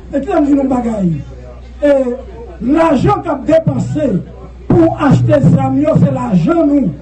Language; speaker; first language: French; non-native, local second language; Haitian Creole